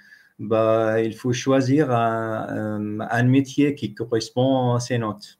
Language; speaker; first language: French; non-native, fluent; Arabic